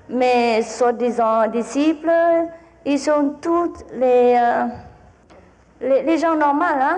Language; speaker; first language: French; non-native, fluent; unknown